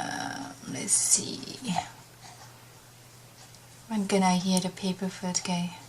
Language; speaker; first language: English; non-native, learner; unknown